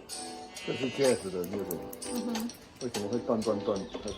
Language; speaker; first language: Chinese; native; Chinese